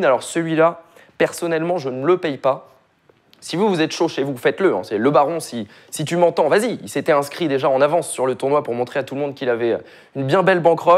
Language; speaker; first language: French; native; French